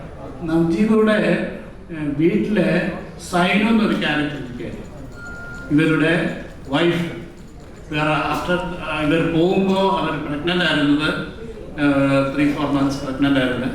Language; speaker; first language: Tamil; non-native, learner; Malayalam